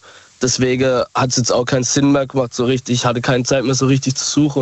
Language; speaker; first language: German; native; German